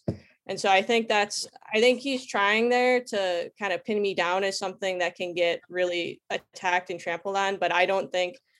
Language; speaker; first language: English; native; English